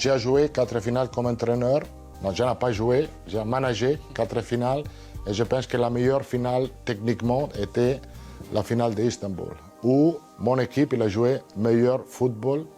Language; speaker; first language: French; non-native, fluent; Italian